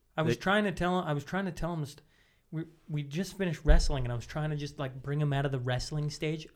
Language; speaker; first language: English; native; English